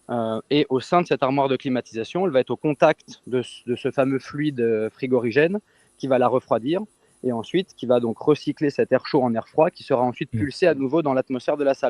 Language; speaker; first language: French; native; French